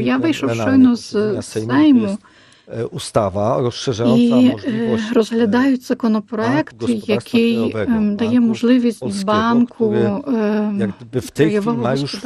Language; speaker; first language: Ukrainian; non-native, fluent; Polish